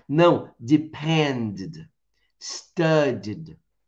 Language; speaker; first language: English; non-native, fluent; Portuguese